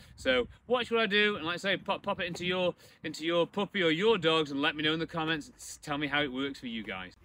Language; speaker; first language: English; native; English